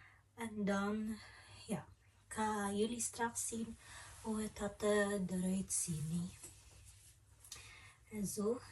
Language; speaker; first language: Dutch; non-native, fluent; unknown